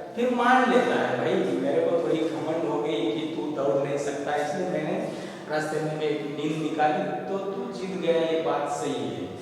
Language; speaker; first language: Hindi; non-native, local second language; Marathi